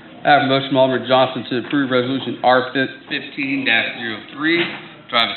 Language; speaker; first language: English; native; English